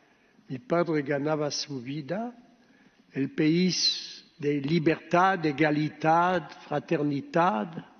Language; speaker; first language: Spanish; early bilingual, heritage; Ladino